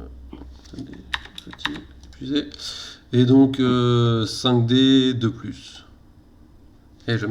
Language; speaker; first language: French; native; French